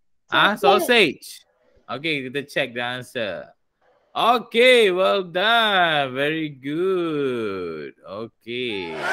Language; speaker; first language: English; non-native, local second language; Malay